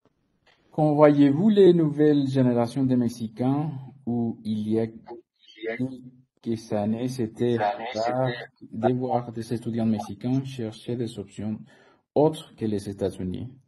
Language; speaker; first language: French; non-native, fluent; Spanish